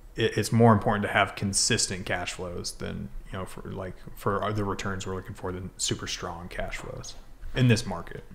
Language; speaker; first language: English; native; English